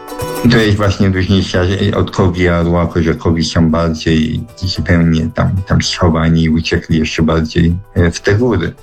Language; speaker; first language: Polish; early bilingual, heritage; Polish